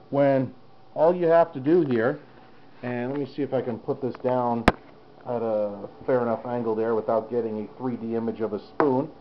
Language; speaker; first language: English; native; English